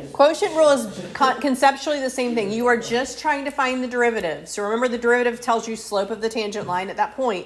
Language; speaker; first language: English; native; English